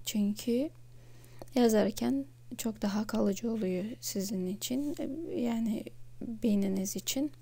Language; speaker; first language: Turkish; non-native, fluent; Russian